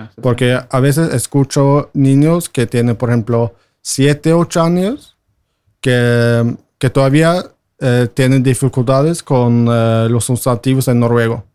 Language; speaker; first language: Spanish; non-native, fluent; Norwegian